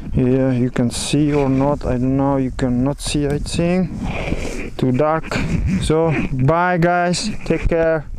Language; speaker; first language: English; non-native, learner; Kazakh